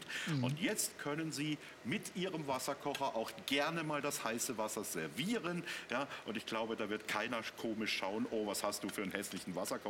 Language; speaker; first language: German; native; German